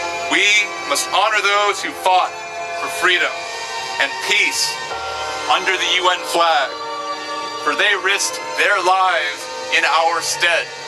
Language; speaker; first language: English; native; English